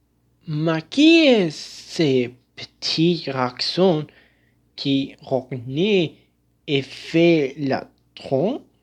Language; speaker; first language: French; non-native, learner; Spanish